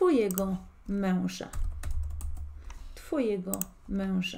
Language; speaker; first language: Polish; non-native, fluent; Spanish